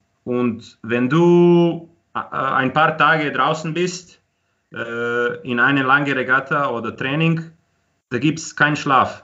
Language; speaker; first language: German; non-native, fluent; Croatian